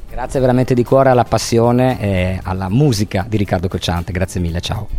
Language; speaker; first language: Italian; native; Italian